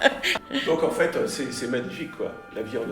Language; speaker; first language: French; native; French